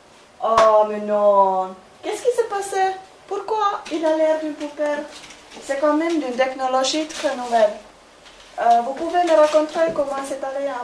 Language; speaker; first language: French; non-native, learner; Finnish